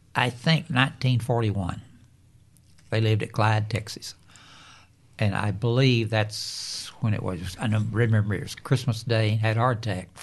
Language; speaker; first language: English; native; English